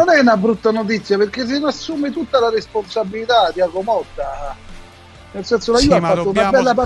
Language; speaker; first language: Italian; native; Italian